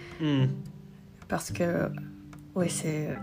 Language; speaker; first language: French; non-native, learner; English